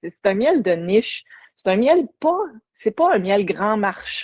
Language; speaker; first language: French; native; French